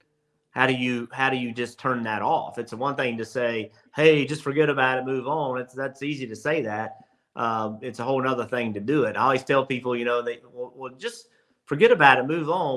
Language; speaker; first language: English; native; English